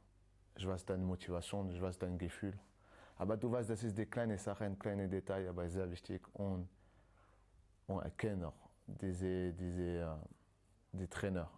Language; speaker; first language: German; non-native, learner; French